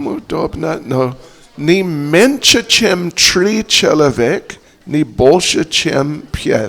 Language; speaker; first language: Russian; non-native, learner; English